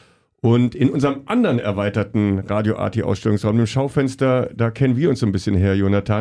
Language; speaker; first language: German; native; German